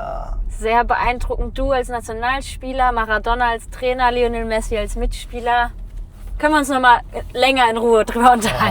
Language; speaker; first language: German; native; German